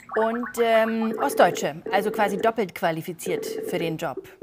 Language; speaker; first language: German; native; German